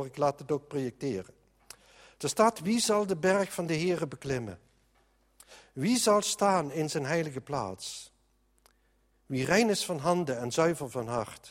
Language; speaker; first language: Dutch; native; Dutch